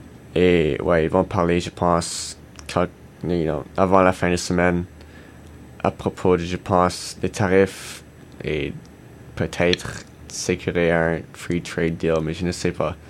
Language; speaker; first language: French; non-native, learner; English